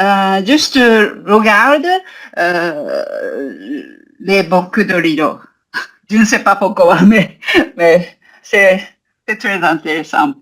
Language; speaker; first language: French; non-native, learner; Japanese